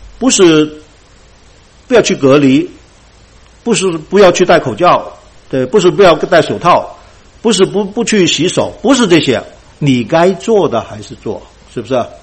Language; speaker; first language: Chinese; non-native, local second language; Cantonese